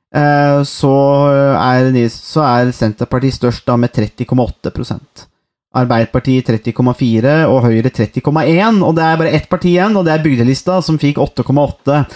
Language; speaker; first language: Norwegian; native; Norwegian